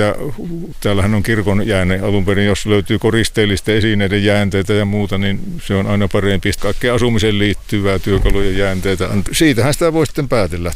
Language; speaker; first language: Finnish; native; Finnish